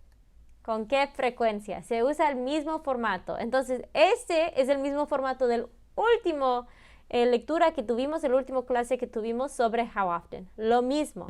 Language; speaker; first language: Spanish; early bilingual, heritage; Spanish